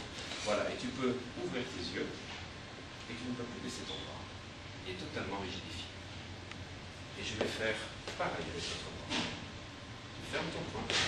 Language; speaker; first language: French; native; French